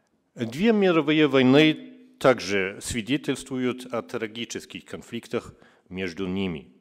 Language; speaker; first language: Russian; non-native, fluent; German